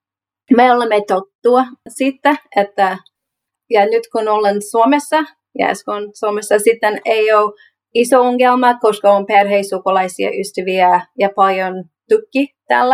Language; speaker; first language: Finnish; non-native, learner; English